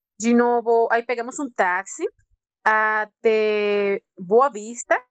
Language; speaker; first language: Portuguese; non-native, fluent; Spanish